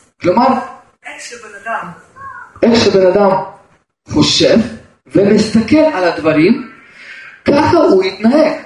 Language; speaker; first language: Hebrew; non-native, fluent; Russian